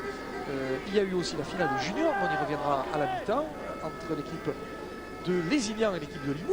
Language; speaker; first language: French; native; French